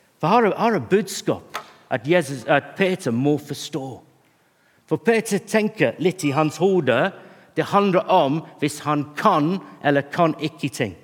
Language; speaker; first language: Norwegian; non-native, fluent; English